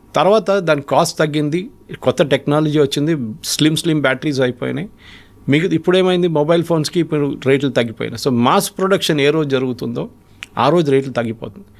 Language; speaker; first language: Telugu; non-native, fluent; Malayalam